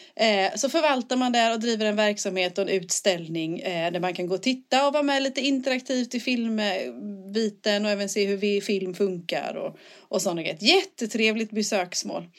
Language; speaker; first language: Swedish; native; Swedish